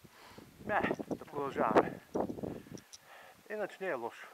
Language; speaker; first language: Bulgarian; native; Bulgarian